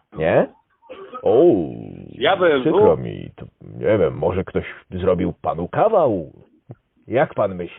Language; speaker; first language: Polish; native; Polish